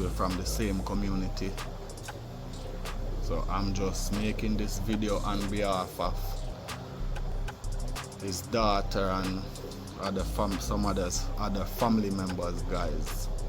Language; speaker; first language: English; native; English